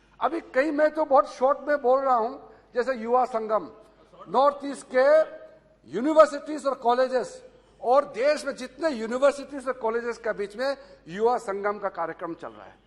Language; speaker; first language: Hindi; non-native, local second language; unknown